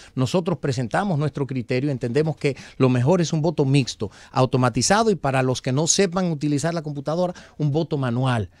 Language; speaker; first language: Spanish; early bilingual, heritage; Spanish